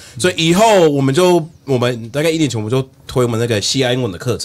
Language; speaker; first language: Chinese; non-native, fluent; English